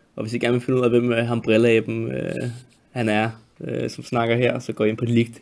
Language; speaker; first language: Danish; native; Danish